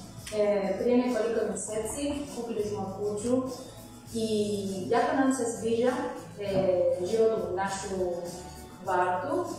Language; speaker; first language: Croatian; non-native, learner; Hungarian